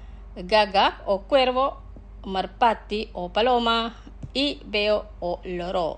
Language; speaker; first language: Spanish; non-native, fluent; Indonesian